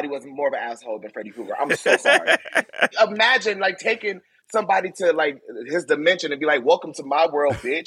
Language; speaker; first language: English; native; English